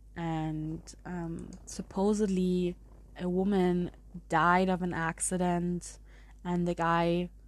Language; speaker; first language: English; non-native, fluent; German